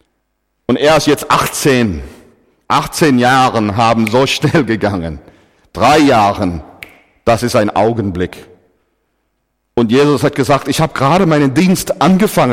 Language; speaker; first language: German; non-native, fluent; English